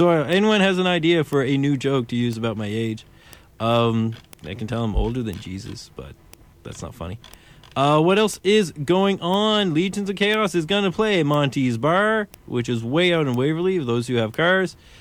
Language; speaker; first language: English; native; English